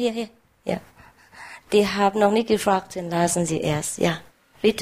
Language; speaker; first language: German; non-native, learner; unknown